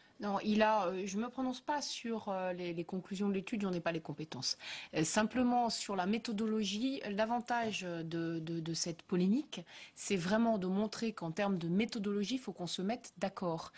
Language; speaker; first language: French; native; French